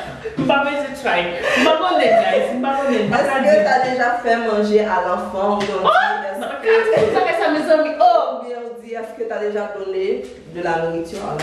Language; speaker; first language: French; non-native, learner; Haitian Creole